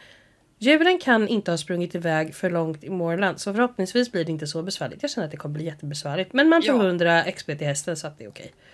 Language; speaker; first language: Swedish; native; Swedish